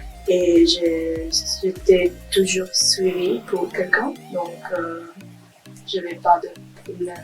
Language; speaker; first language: French; non-native, learner; Italian